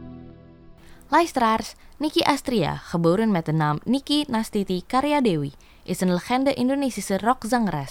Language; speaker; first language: Dutch; non-native, fluent; Indonesian